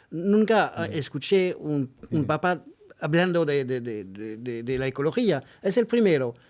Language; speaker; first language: Spanish; non-native, fluent; French